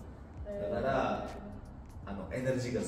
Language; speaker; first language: Japanese; non-native, fluent; Indonesian